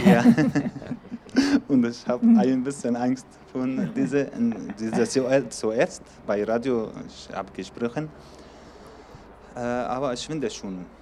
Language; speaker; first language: German; non-native, learner; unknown